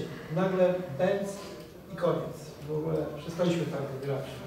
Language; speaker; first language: Polish; native; Polish